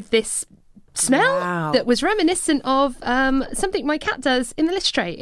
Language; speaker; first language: English; native; English